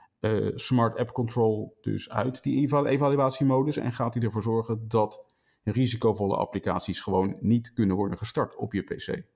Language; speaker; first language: Dutch; native; Dutch